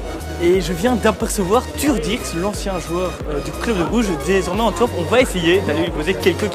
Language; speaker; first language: French; native; French